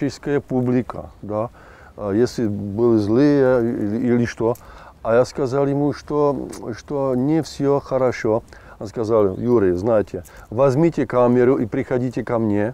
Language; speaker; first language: Russian; non-native, fluent; Czech